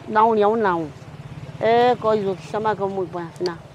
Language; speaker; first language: Portuguese; non-native, local second language; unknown